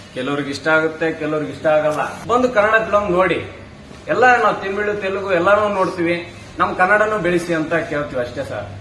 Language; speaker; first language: Kannada; native; Kannada